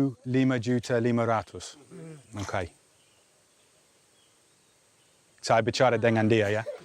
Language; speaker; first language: Indonesian; non-native, learner; English